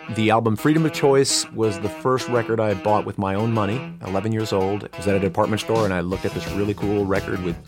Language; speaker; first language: English; native; English